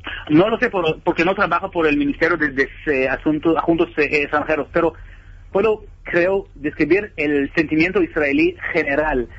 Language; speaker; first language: Spanish; non-native, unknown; Hebrew